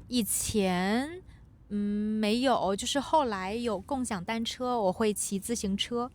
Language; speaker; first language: Chinese; native; Chinese